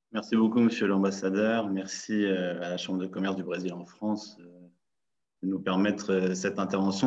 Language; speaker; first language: French; native; French